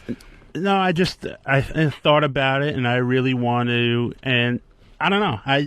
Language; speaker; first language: English; native; English